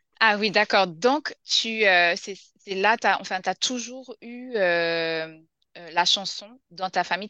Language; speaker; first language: French; non-native, local second language; Haitian Creole